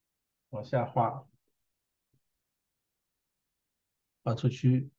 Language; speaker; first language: Chinese; native; Chinese